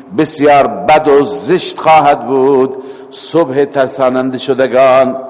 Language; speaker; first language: Persian; native; Persian